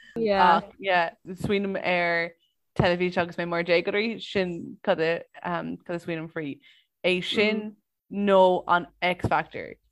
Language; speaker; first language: Irish; non-native, local second language; English